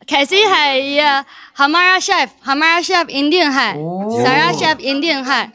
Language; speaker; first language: Hindi; non-native, learner; Chinese